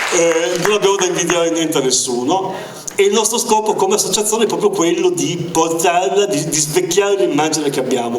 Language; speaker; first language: Italian; native; Italian